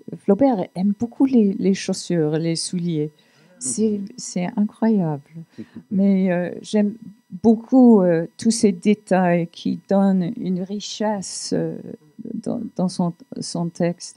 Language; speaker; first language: French; non-native, fluent; English